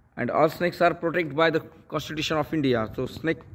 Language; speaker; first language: English; non-native, local second language; Marathi